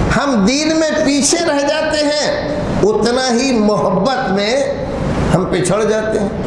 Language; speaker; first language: Urdu; native; Urdu